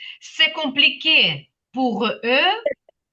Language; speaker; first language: French; non-native, fluent; Ukrainian